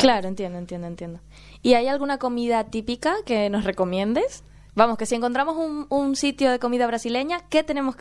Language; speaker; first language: Spanish; native; Spanish